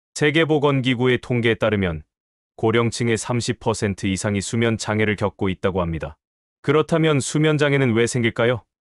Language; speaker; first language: Korean; native; Korean